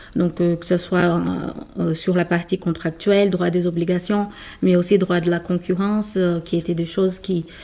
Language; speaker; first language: French; non-native, fluent; Portuguese